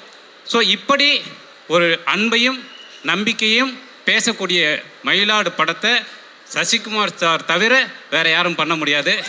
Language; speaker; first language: Tamil; native; Tamil